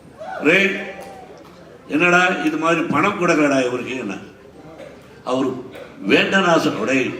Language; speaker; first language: Tamil; non-native, learner; Telugu